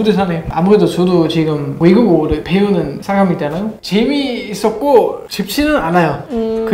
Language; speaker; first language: Korean; non-native, fluent; German